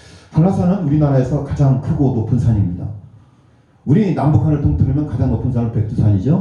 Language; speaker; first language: Korean; native; Korean